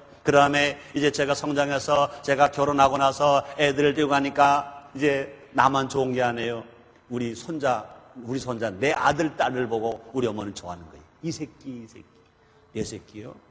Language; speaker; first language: Korean; native; Korean